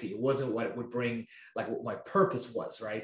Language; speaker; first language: English; non-native, fluent; Spanish